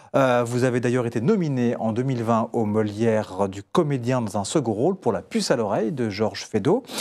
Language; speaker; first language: French; native; French